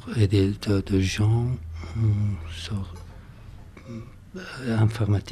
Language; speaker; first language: French; non-native, learner; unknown